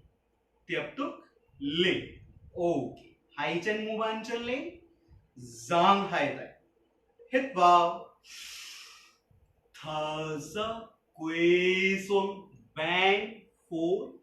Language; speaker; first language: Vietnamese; non-native, learner; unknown